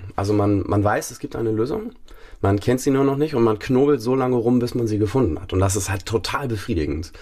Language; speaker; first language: German; native; German